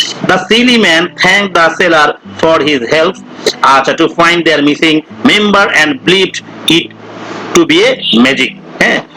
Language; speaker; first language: English; non-native, local second language; Bangla